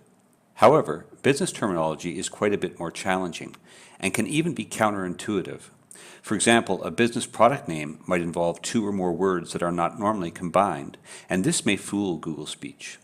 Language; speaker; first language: English; native; English